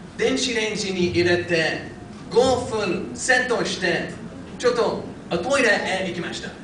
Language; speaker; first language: Japanese; non-native, fluent; English